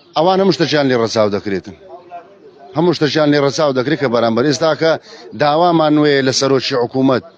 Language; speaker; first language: Central Kurdish; native; Central Kurdish